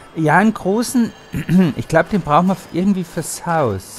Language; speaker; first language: German; native; German